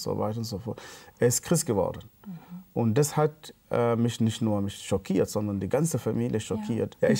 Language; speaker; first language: German; non-native, fluent; Arabic